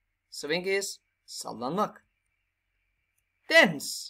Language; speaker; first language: English; non-native, fluent; Turkish